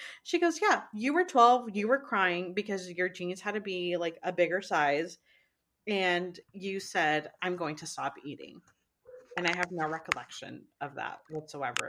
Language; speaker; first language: English; early bilingual, other home language; Spanish